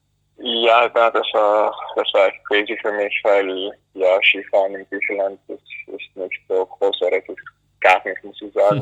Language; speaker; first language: German; early bilingual, other home language; Greek